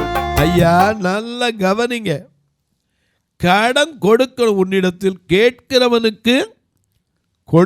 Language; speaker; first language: Tamil; native; Tamil